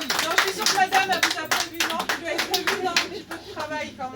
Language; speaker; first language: French; native; French